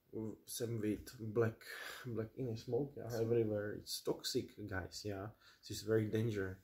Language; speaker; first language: English; non-native, learner; Czech